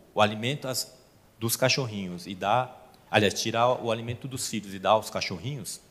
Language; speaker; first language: Portuguese; non-native, fluent; Korean